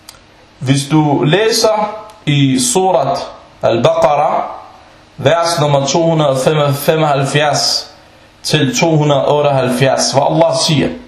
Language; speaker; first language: Danish; early bilingual, other home language; Arabic